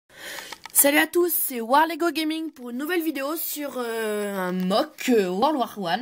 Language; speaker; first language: French; native; French